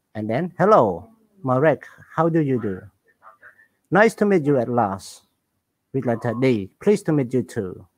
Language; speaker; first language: English; non-native, learner; Khmer